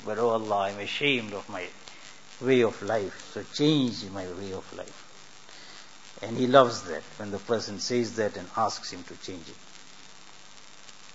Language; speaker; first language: English; native; English